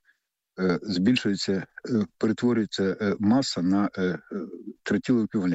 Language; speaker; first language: Ukrainian; native; Ukrainian